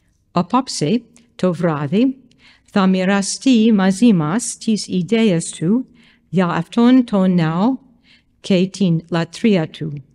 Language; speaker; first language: Greek; non-native, fluent; English